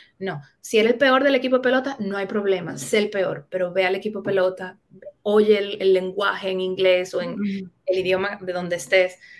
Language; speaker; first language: Spanish; native; Spanish